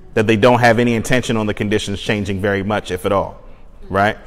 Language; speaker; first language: English; native; English